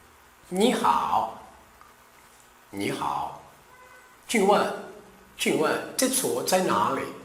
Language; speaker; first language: Chinese; non-native, learner; Portuguese